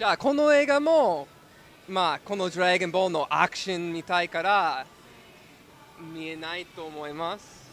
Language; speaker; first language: Japanese; non-native, learner; English